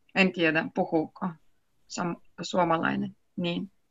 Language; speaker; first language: Finnish; non-native, learner; Russian